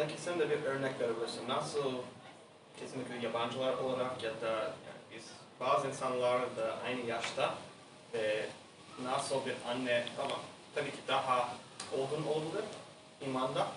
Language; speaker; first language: Turkish; non-native, learner; English